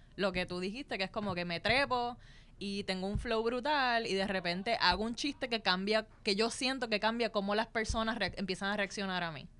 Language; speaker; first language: Spanish; native; Spanish